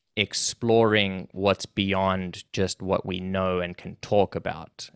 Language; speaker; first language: English; native; English